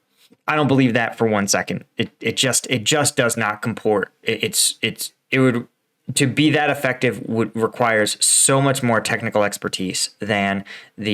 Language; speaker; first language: English; native; English